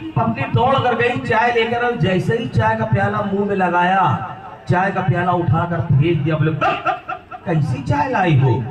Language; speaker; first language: Hindi; native; Hindi